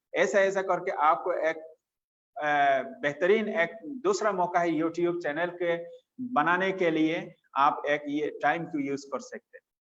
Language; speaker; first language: Hindi; non-native, fluent; Bangla